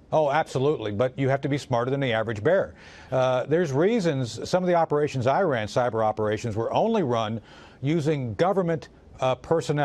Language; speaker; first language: English; native; English